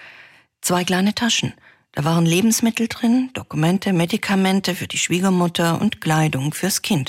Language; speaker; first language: German; native; German